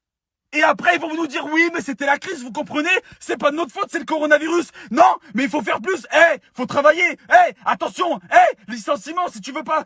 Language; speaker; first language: French; native; French